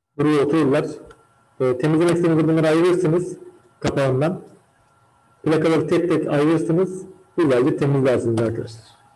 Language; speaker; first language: Turkish; native; Turkish